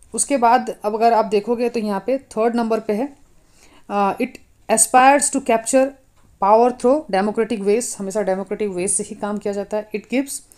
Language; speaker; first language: Hindi; non-native, local second language; Nepali